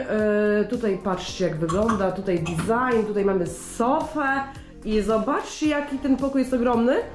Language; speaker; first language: Polish; native; Polish